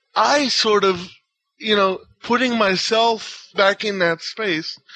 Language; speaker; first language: English; non-native, fluent; Hebrew